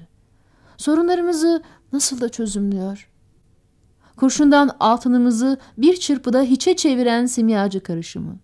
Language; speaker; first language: Turkish; native; Turkish